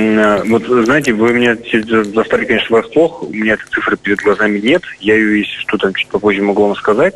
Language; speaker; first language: Russian; native; Russian